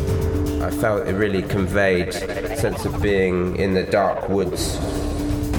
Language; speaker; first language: English; native; English